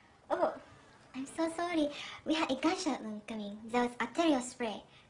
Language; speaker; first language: English; non-native, fluent; Japanese